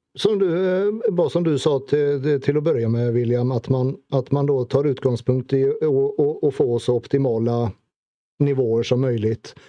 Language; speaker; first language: Swedish; native; Swedish